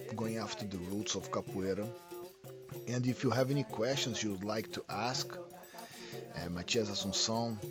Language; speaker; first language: English; non-native, fluent; Portuguese